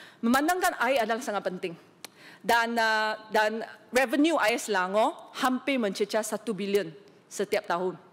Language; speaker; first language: Malay; non-native, local second language; Chinese